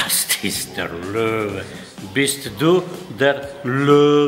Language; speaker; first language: German; non-native, fluent; Slovenian